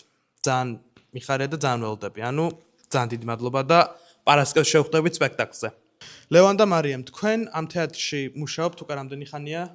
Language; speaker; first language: Georgian; native; Georgian